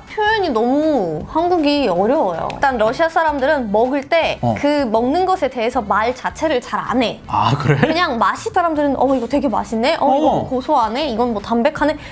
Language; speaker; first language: Korean; non-native, fluent; Russian